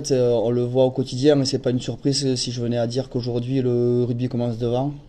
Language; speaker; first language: French; native; French